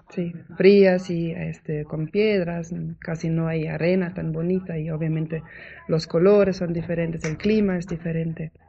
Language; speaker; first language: Spanish; non-native, fluent; German